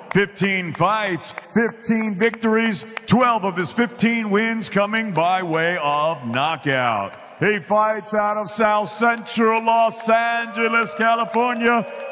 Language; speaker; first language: English; native; English